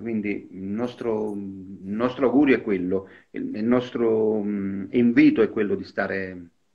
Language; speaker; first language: Italian; native; Italian